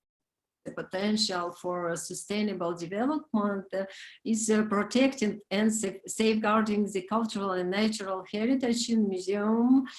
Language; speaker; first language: English; non-native, learner; Romanian